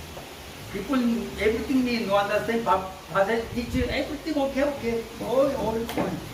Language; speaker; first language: English; non-native, learner; Korean